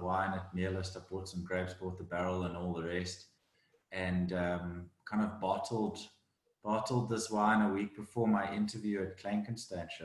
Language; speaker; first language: English; native; English